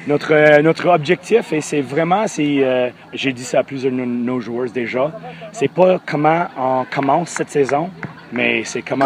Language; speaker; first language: French; non-native, fluent; English